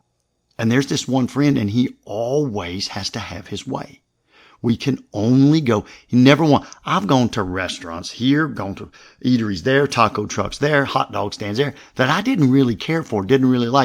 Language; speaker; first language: English; native; English